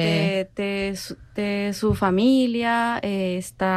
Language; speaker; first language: Catalan; non-native, learner; Spanish